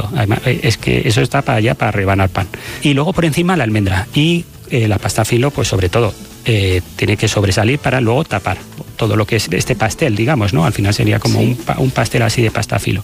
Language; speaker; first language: Spanish; native; Spanish